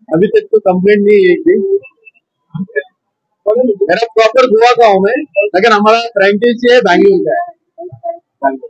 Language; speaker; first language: Hindi; non-native, local second language; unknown